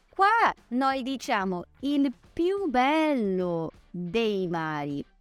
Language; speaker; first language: Italian; non-native, fluent; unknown